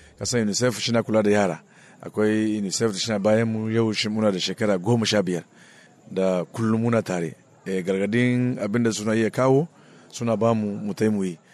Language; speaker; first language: Hausa; non-native, local second language; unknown